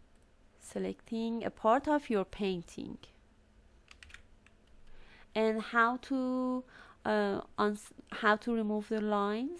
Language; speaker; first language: English; non-native, fluent; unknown